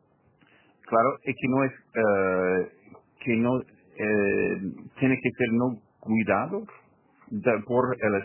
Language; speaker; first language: Spanish; non-native, fluent; English